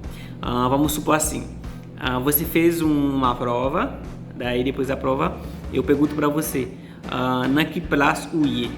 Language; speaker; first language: Portuguese; non-native, fluent; Haitian Creole